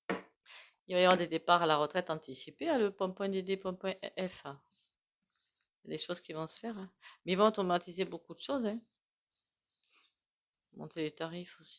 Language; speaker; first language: French; native; French